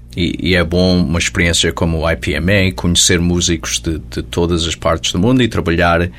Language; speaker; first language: Portuguese; early bilingual, heritage; Portuguese